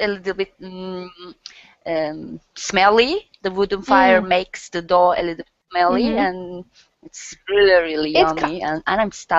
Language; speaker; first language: English; non-native, learner; Turkish